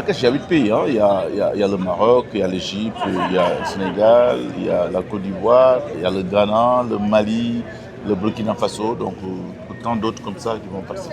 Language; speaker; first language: French; non-native, local second language; Wolof